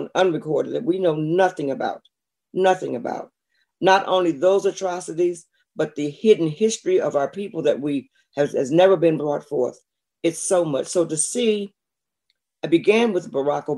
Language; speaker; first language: English; native; English